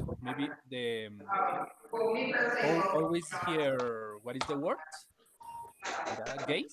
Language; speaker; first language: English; non-native, learner; Spanish